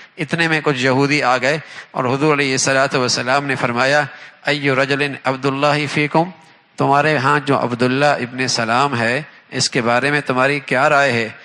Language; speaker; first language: Urdu; native; Urdu